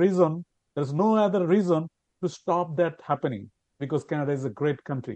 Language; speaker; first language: English; non-native, local second language; Bangla